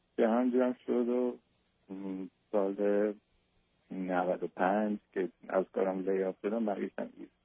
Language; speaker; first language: Persian; native; Persian